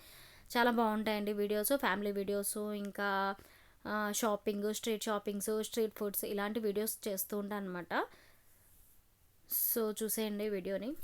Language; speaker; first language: Telugu; native; Telugu